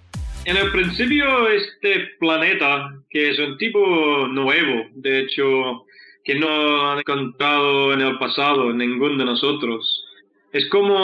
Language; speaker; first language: Spanish; non-native, fluent; English